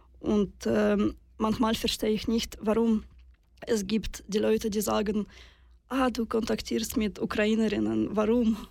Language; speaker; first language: German; non-native, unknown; Russian